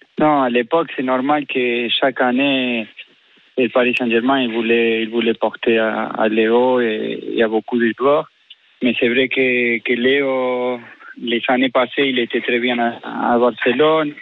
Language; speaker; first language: French; non-native, fluent; Spanish